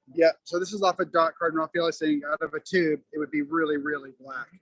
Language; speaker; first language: English; native; English